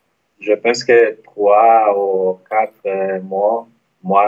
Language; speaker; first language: French; non-native, learner; Portuguese